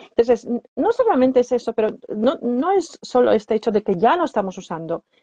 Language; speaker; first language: Spanish; non-native, fluent; Polish